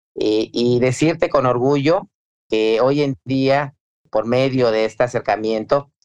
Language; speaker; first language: Spanish; native; Spanish